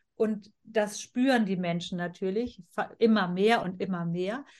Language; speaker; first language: German; native; German